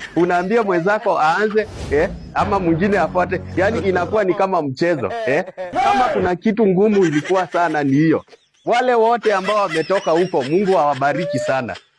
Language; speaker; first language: Swahili; native; Swahili